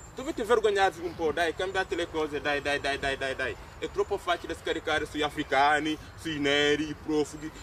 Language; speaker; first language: Italian; non-native, fluent; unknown